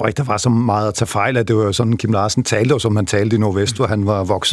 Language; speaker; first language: Danish; native; Danish